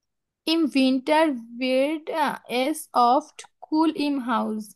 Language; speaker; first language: German; non-native, learner; Bangla